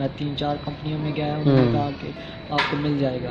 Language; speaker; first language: Urdu; non-native, local second language; Punjabi